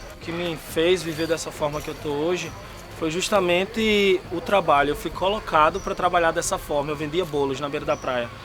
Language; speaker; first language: Portuguese; native; Portuguese